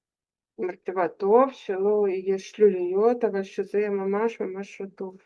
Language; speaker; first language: Hebrew; non-native, fluent; Russian